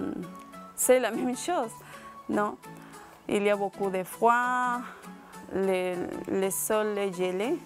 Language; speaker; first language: French; non-native, learner; Spanish